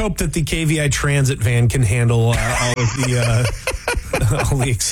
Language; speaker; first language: English; native; English